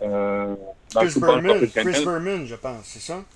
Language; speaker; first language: French; native; French